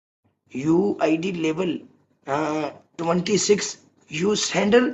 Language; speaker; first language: English; non-native, learner; Punjabi